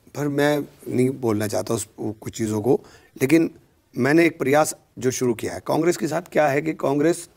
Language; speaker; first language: Hindi; native; Hindi